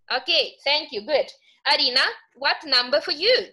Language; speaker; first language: English; non-native, fluent; Russian